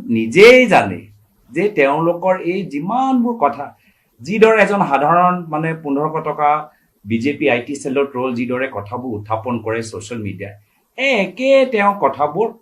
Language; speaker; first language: Assamese; native; Assamese